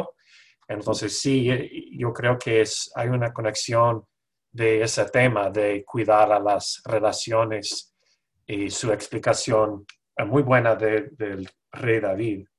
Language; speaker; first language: Spanish; non-native, fluent; English